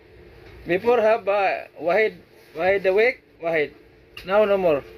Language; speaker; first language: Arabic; non-native, learner; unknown